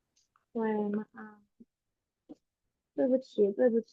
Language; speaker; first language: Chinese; non-native, fluent; Indonesian